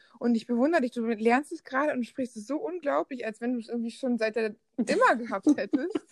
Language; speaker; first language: German; native; German